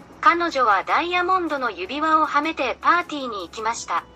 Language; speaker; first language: Japanese; non-native, learner; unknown